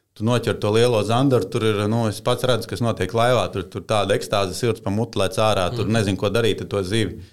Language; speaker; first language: Latvian; native; Latvian